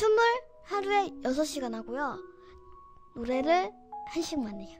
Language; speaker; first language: Korean; early bilingual, other home language; Russian